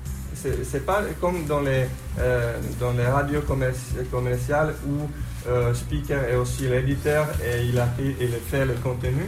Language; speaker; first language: French; non-native, fluent; Slovenian